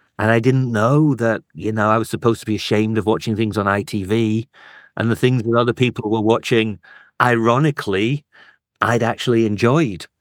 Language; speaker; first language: English; native; English